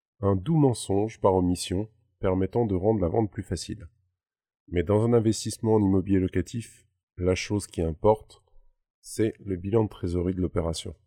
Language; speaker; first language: French; native; French